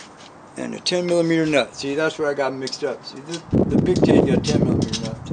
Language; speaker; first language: English; native; English